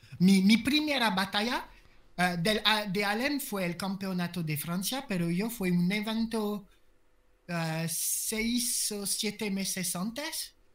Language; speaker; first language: Spanish; non-native, learner; French